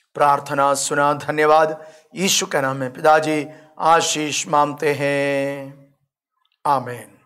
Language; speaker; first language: Hindi; non-native, local second language; Malayalam